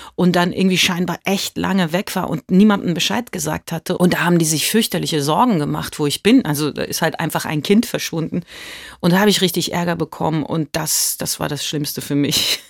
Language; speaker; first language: German; early bilingual, heritage; German